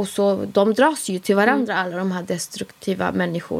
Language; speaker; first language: Swedish; native; Swedish